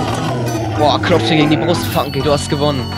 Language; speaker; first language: German; native; German